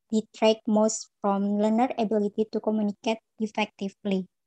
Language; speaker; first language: English; non-native, learner; Indonesian